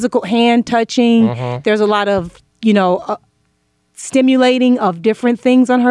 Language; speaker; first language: English; native; English